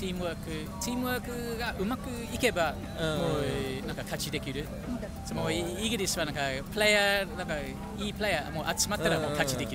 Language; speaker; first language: Japanese; non-native, fluent; English